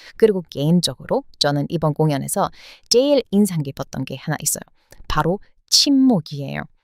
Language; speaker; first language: Korean; non-native, fluent; English